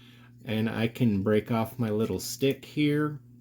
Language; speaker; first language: English; native; English